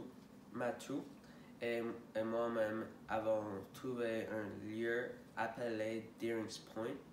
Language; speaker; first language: French; non-native, learner; English